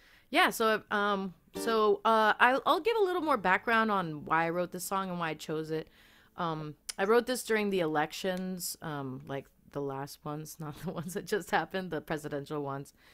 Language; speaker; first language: English; early bilingual, other home language; Spanish